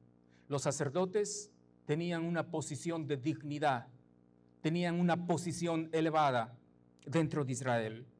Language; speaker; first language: Spanish; native; Spanish